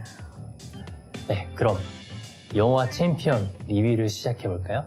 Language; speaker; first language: Korean; non-native, fluent; Japanese